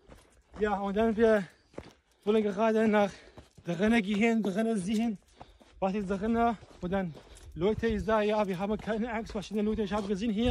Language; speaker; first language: German; non-native, learner; Persian